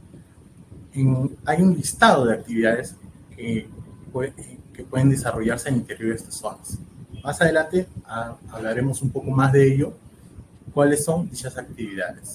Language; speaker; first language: Spanish; native; Spanish